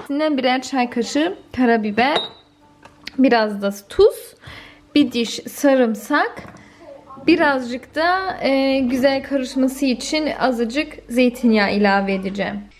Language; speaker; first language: Turkish; early bilingual, heritage; Turkish